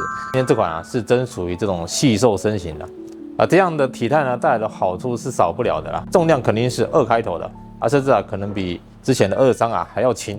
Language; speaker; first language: Chinese; native; Chinese